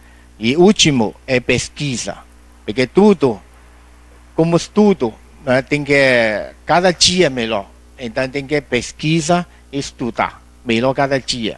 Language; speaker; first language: Portuguese; non-native, learner; Chinese